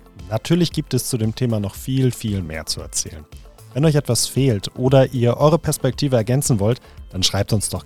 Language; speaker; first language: German; native; German